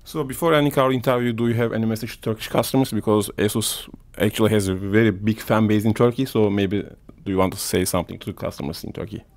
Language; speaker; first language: English; non-native, fluent; Turkish